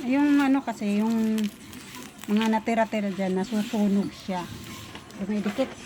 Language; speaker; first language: Filipino; non-native, local second language; Cebuano